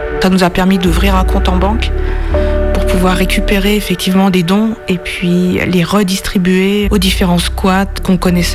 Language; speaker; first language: French; native; French